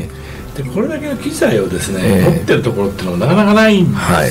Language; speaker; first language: Japanese; native; Japanese